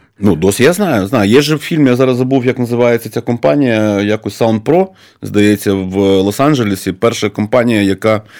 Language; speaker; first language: Ukrainian; native; Ukrainian